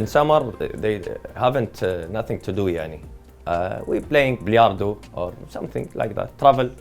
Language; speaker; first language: English; non-native, learner; Arabic